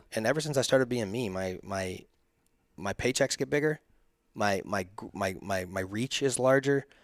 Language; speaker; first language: English; native; English